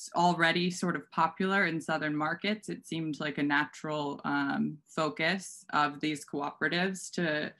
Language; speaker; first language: English; native; English